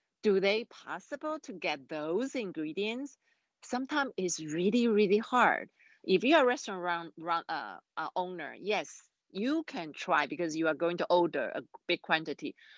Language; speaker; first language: English; non-native, fluent; Chinese